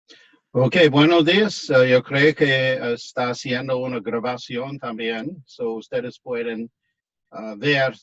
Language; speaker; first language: Spanish; non-native, fluent; English